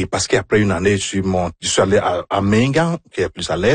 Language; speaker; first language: French; non-native, fluent; Igbo